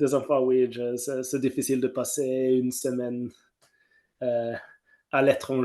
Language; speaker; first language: French; non-native, fluent; Norwegian